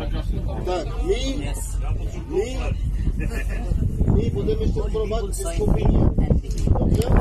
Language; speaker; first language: Czech; non-native, fluent; Arabic